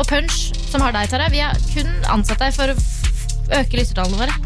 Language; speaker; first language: Norwegian; native; Norwegian